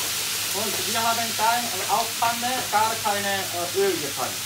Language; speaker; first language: German; non-native, learner; Korean